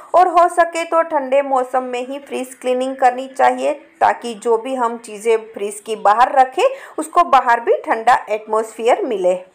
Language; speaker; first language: Hindi; non-native, local second language; Gujarati